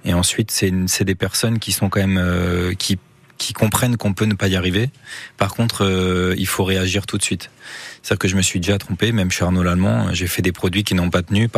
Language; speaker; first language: French; native; French